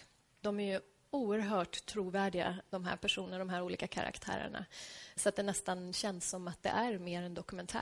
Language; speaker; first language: Swedish; native; Swedish